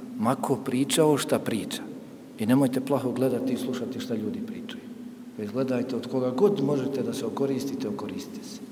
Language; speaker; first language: Bosnian; native; Bosnian